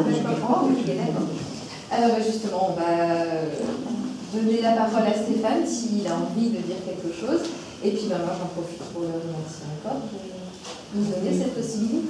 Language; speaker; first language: French; native; French